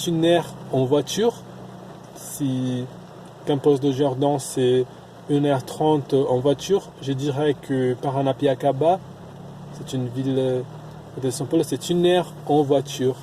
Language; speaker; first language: French; non-native, fluent; Portuguese